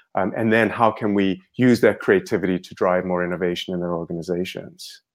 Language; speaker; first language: English; native; English